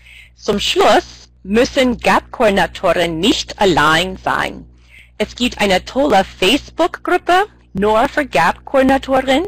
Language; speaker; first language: German; non-native, fluent; English